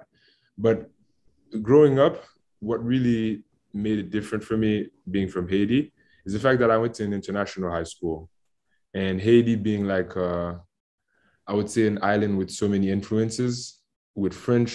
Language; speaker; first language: English; non-native, fluent; Haitian Creole